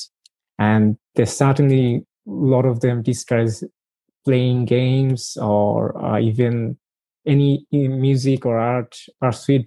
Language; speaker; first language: English; non-native, local second language; Bangla